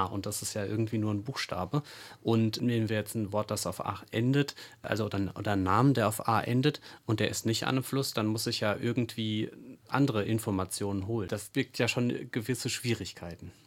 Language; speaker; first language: German; native; German